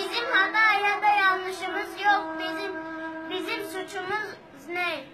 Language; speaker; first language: Turkish; early bilingual, other home language; Arabic